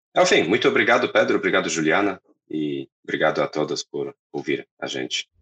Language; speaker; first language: Portuguese; non-native, fluent; Polish